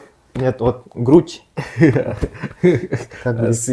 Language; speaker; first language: Russian; non-native, local second language; Yakut